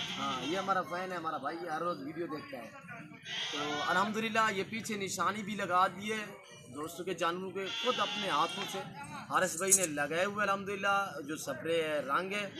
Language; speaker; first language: Urdu; non-native, local second language; Saraiki